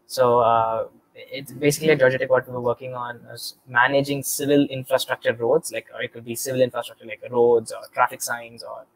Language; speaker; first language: English; non-native, local second language; Telugu